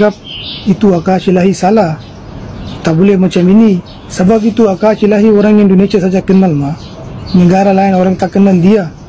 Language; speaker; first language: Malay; non-native, fluent; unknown